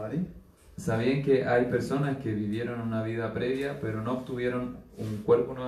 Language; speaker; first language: Spanish; native; Spanish